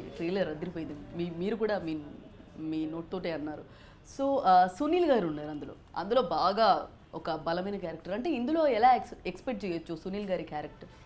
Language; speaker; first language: Telugu; native; Telugu